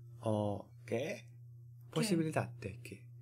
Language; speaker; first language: Spanish; non-native, learner; Korean